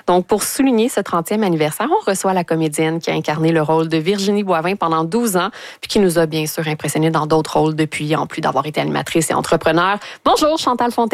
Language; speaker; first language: French; native; French